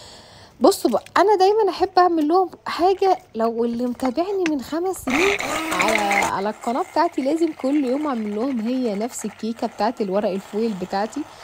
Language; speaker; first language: Arabic; native; Arabic